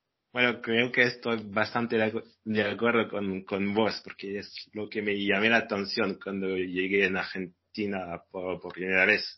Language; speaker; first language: Spanish; non-native, fluent; French